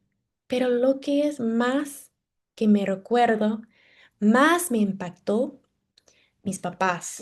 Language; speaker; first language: Spanish; non-native, fluent; English